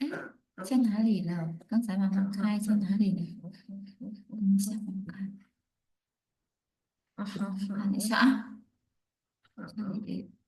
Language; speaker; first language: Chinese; non-native, fluent; Vietnamese